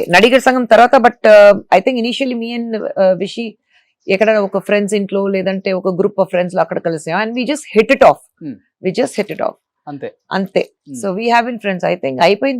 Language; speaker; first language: Telugu; non-native, fluent; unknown